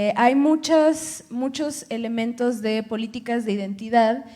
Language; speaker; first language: Spanish; early bilingual, other home language; English